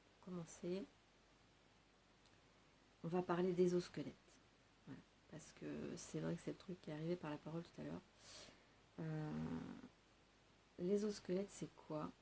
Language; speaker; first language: French; native; French